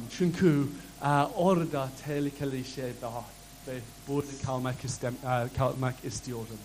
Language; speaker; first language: Turkish; non-native, fluent; English